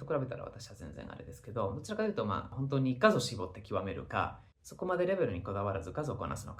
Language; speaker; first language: Japanese; non-native, fluent; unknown